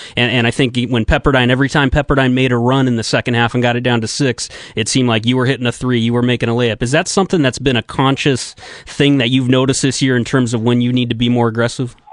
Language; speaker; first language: English; native; English